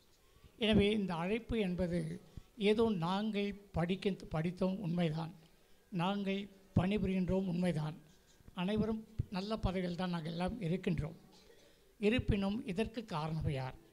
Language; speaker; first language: Tamil; native; Tamil